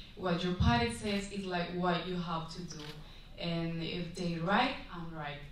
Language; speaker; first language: English; non-native, fluent; Spanish